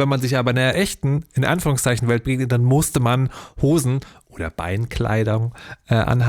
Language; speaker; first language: German; native; German